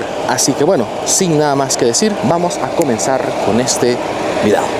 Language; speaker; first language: Spanish; native; Spanish